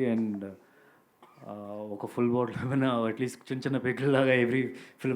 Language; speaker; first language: Telugu; native; Telugu